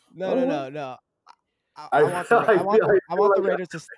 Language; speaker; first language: English; native; English